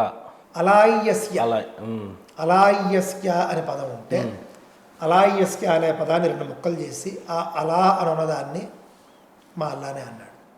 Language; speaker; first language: Telugu; native; Telugu